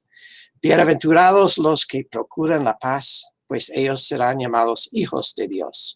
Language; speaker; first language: Spanish; non-native, fluent; English